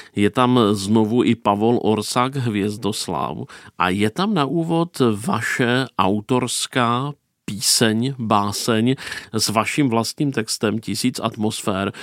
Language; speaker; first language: Czech; native; Czech